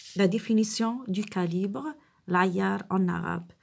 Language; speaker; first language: French; non-native, local second language; Arabic